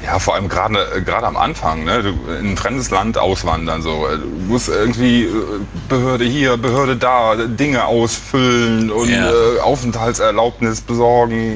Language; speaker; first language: German; native; German